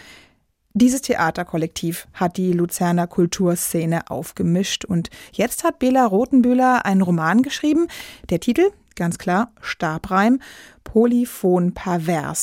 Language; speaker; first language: German; native; German